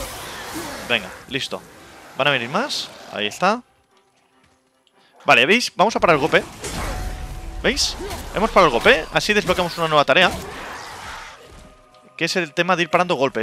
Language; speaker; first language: Spanish; native; Spanish